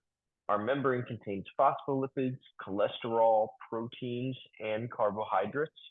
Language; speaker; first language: English; native; English